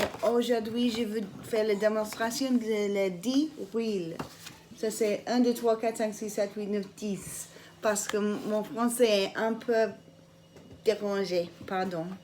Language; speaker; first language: French; non-native, learner; English